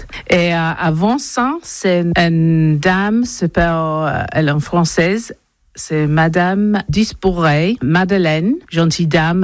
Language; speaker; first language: French; non-native, learner; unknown